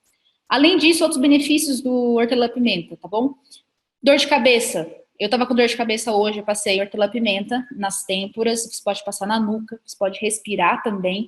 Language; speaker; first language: Portuguese; native; Portuguese